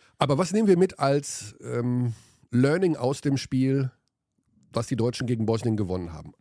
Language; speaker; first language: German; native; German